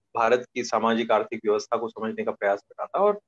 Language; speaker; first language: Hindi; non-native, local second language; Marathi